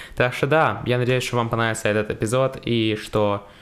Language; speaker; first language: Russian; early bilingual, heritage; Russian